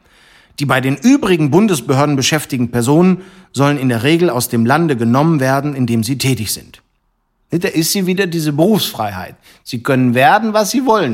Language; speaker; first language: German; native; German